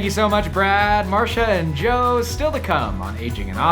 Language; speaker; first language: English; native; English